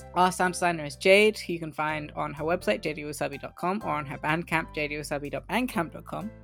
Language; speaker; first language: English; native; English